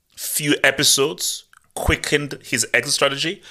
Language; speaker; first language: English; non-native, local second language; Yoruba